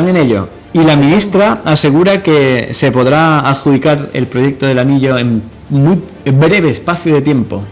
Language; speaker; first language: Spanish; native; Spanish